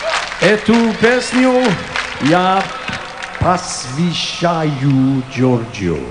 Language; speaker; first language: Russian; non-native, learner; English